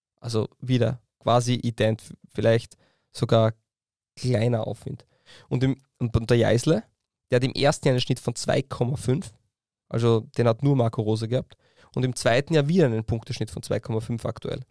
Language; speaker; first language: German; native; German